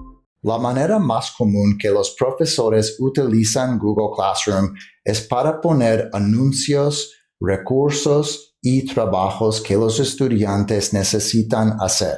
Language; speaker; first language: Spanish; non-native, fluent; English